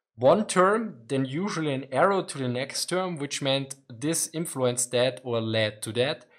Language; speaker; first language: English; non-native, fluent; German